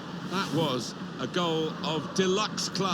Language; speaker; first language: English; native; English